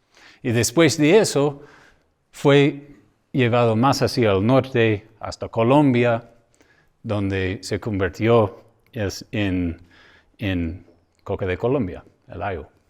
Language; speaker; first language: Spanish; non-native, fluent; English